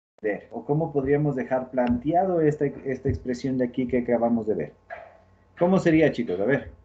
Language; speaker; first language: Spanish; native; Spanish